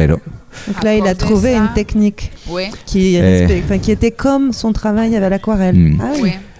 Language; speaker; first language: French; native; French